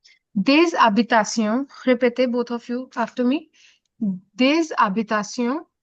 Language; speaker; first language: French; non-native, fluent; Hindi